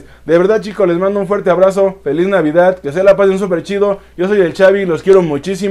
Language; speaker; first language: Spanish; native; Spanish